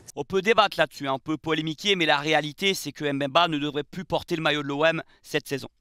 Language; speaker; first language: French; native; French